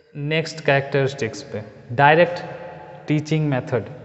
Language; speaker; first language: Hindi; native; Hindi